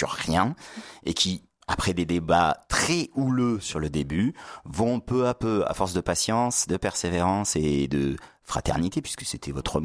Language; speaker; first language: French; native; French